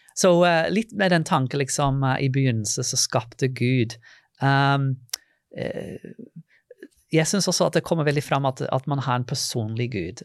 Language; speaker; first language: Norwegian; non-native, fluent; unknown